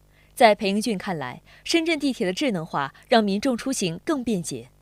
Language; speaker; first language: Chinese; native; Chinese